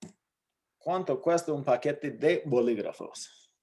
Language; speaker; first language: Spanish; non-native, fluent; English